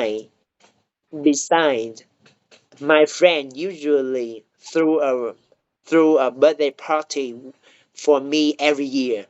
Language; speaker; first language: English; non-native, learner; Vietnamese